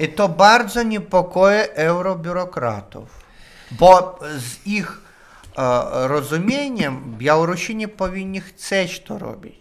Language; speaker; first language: Polish; non-native, learner; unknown